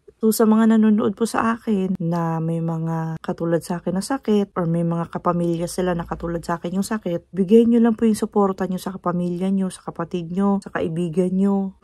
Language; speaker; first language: Filipino; native; Filipino